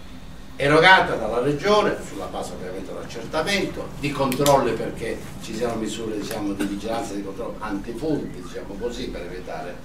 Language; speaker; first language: Italian; native; Italian